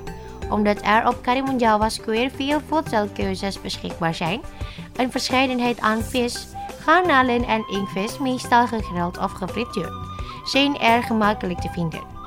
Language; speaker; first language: Dutch; non-native, fluent; Indonesian